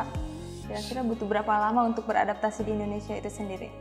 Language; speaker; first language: Indonesian; native; Indonesian